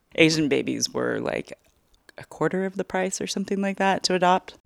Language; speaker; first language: English; early bilingual, other home language; Korean